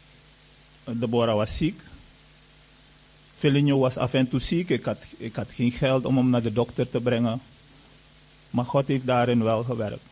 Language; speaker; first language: Dutch; non-native, fluent; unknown